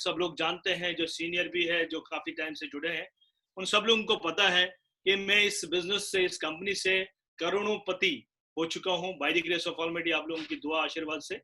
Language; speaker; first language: Hindi; non-native, local second language; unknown